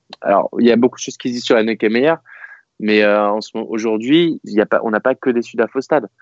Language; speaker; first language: French; native; French